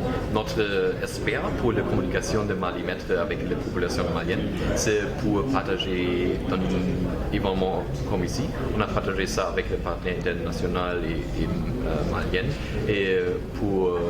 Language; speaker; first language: French; non-native, learner; German